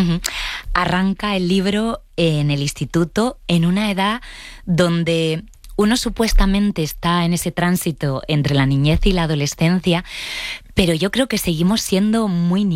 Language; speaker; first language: Spanish; native; Spanish